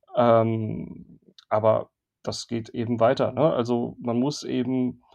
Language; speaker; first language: German; native; German